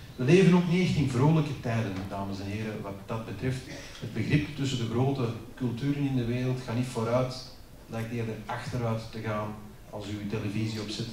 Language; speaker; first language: Dutch; native; Dutch